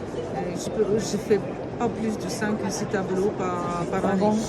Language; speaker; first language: French; non-native, fluent; Romanian